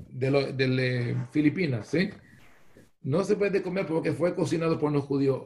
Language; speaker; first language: Spanish; non-native, fluent; Hebrew